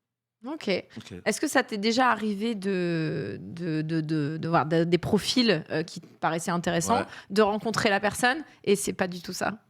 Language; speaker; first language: French; native; French